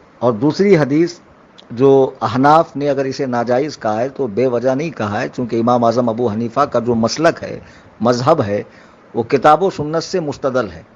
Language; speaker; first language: Urdu; native; Urdu